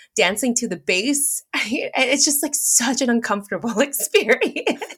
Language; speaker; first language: English; early bilingual, other home language; Filipino